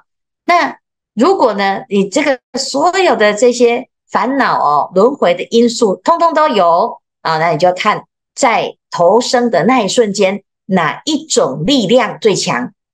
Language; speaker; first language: Chinese; native; Chinese